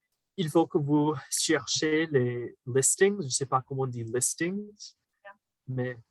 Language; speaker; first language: French; non-native, fluent; English